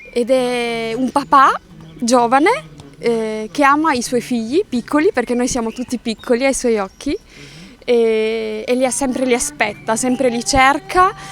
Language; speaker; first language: Italian; native; Italian